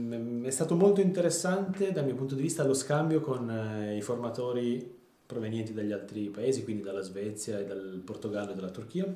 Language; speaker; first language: Italian; native; Italian